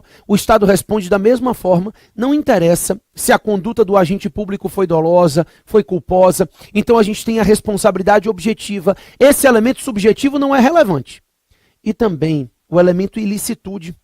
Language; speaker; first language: Portuguese; native; Portuguese